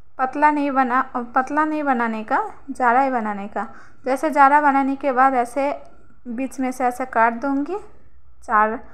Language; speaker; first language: Hindi; non-native, local second language; Bangla